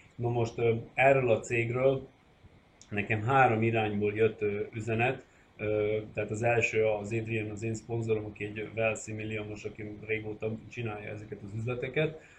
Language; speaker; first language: Hungarian; non-native, local second language; Croatian